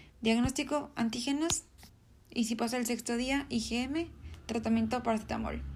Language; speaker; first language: Spanish; native; Spanish